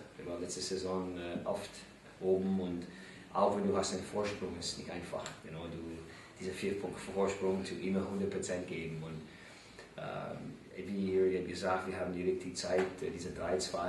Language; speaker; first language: German; non-native, fluent; English